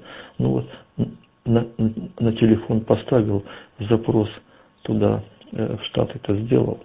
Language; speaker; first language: Russian; native; Russian